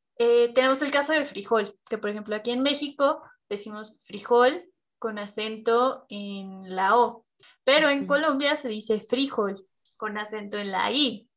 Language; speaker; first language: Spanish; native; Spanish